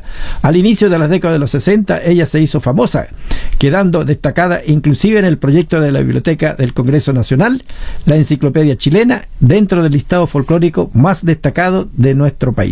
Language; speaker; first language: Spanish; native; Spanish